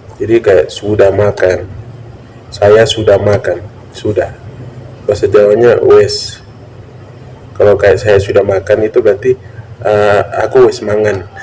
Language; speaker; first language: Indonesian; non-native, local second language; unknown